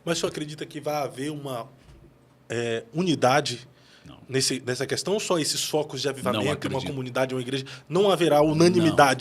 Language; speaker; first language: Portuguese; native; Portuguese